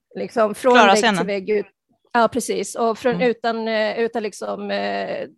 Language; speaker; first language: Swedish; early bilingual, heritage; Spanish